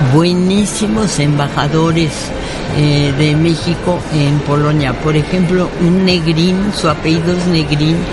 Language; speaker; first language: Spanish; early bilingual, other home language; French